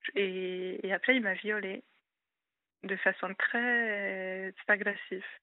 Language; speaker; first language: French; non-native, fluent; Hungarian